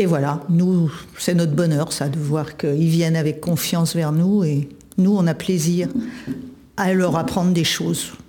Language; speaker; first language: French; native; French